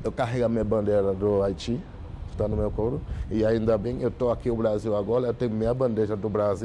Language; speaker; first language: Portuguese; non-native, learner; Haitian Creole